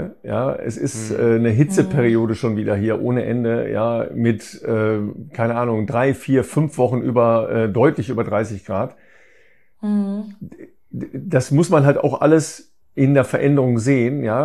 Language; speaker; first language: German; native; German